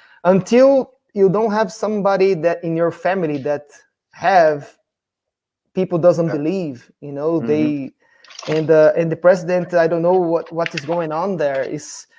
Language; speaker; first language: English; non-native, fluent; Portuguese